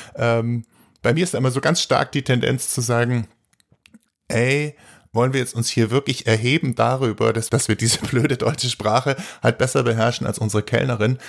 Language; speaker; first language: German; native; German